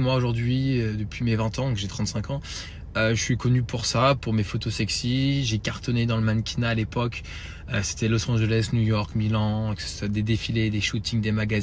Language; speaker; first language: French; native; French